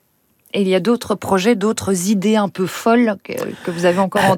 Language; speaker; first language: French; native; French